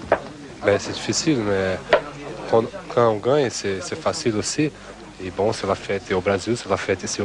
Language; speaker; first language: French; non-native, fluent; Portuguese